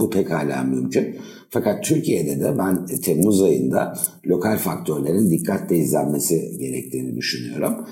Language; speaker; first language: Turkish; native; Turkish